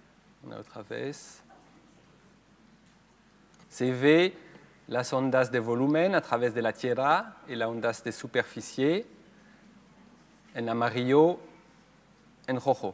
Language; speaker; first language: Spanish; non-native, fluent; French